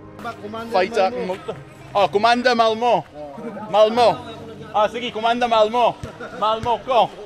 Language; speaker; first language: Cebuano; non-native, learner; English